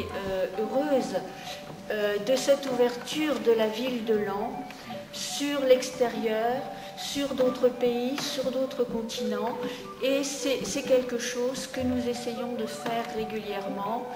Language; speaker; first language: French; native; French